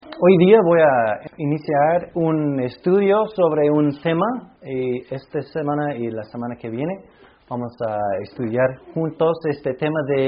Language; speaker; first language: Spanish; non-native, fluent; English